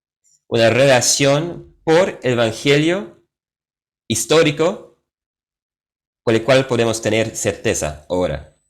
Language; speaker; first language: Spanish; non-native, fluent; English